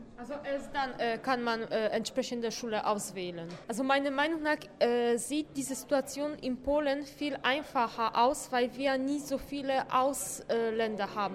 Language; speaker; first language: German; non-native, fluent; Polish